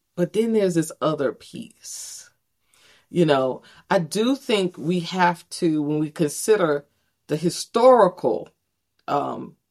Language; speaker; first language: English; native; English